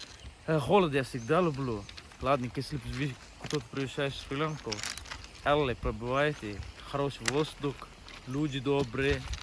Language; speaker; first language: Russian; non-native, learner; Sinhala